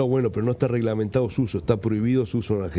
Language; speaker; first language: Spanish; native; Spanish